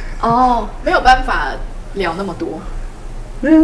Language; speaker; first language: Chinese; native; Chinese